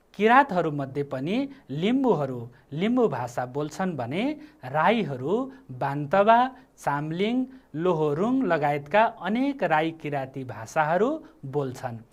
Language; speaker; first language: Nepali; native; Nepali